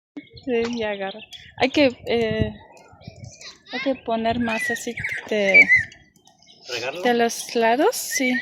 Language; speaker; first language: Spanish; non-native, learner; Armenian